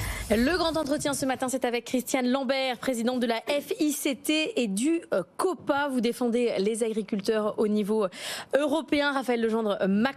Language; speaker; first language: French; native; French